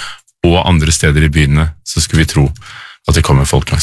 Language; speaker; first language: Norwegian; native; Norwegian